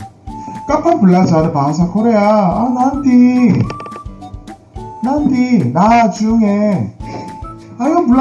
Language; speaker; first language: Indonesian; non-native, learner; Korean